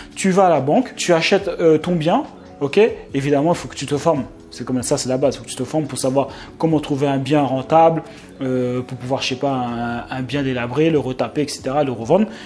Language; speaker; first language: French; native; French